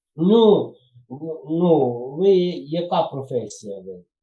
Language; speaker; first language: Ukrainian; non-native, local second language; Yiddish